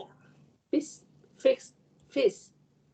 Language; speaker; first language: English; non-native, learner; Vietnamese